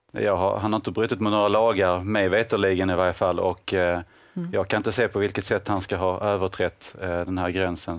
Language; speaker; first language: Swedish; native; Swedish